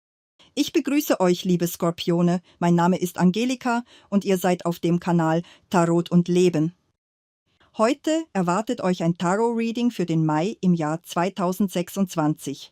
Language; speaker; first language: German; native; German